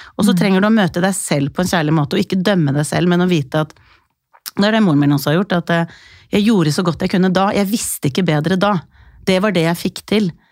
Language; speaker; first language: Norwegian; early bilingual, other home language; Icelandic